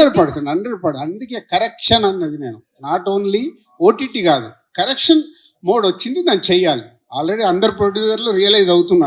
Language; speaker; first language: Telugu; native; Telugu